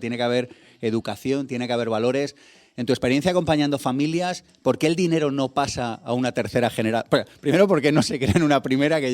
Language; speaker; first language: Spanish; native; Spanish